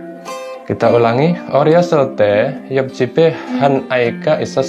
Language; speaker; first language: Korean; non-native, fluent; Indonesian